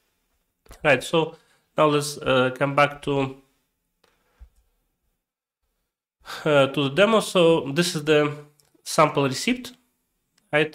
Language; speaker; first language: English; non-native, fluent; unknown